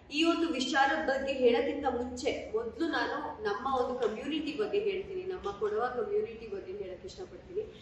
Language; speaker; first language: Kannada; non-native, local second language; Kodava